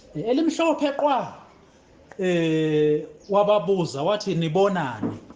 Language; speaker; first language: Zulu; native; Zulu